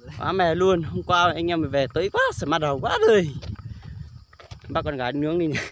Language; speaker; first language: Vietnamese; non-native, local second language; Hmong